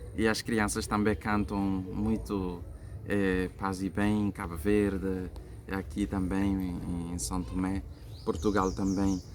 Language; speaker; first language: Portuguese; non-native, local second language; Kabuverdianu